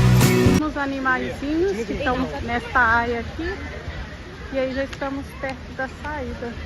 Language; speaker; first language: Portuguese; native; Portuguese